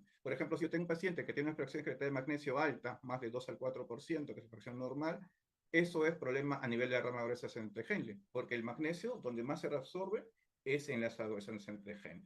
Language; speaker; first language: Spanish; native; Spanish